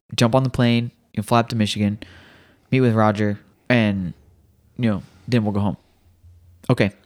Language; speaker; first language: English; native; English